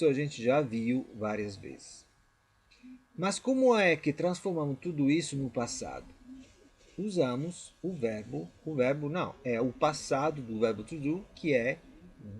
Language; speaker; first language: Portuguese; non-native, fluent; Italian